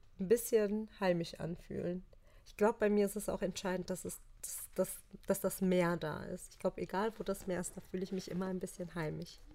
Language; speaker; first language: German; early bilingual, other home language; Turkish